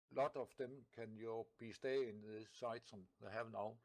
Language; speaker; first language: English; non-native, learner; Danish